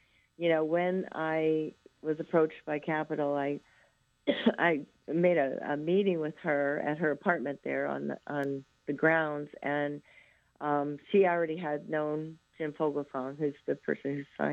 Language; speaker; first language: English; native; English